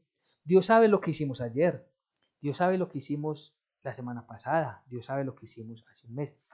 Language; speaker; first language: Spanish; native; Spanish